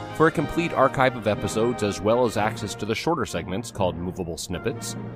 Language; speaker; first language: English; native; English